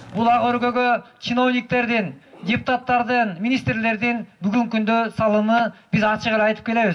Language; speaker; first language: Kyrgyz; native; Kyrgyz